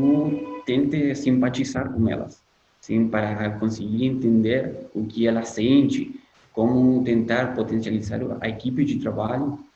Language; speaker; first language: Portuguese; non-native, fluent; Spanish